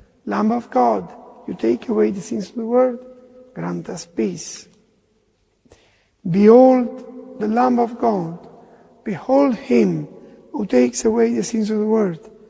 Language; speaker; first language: English; non-native, fluent; Italian